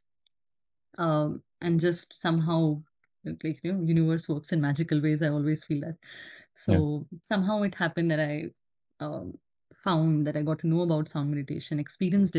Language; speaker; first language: English; non-native, local second language; Hindi